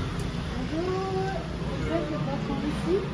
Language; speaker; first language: French; non-native, learner; Chinese